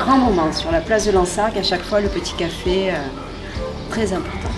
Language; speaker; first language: French; native; French